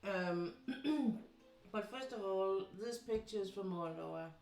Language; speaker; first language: English; non-native, fluent; Danish